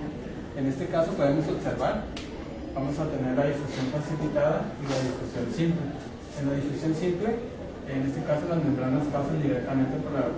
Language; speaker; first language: Spanish; native; Spanish